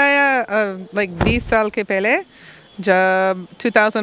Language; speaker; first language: Hindi; non-native, learner; English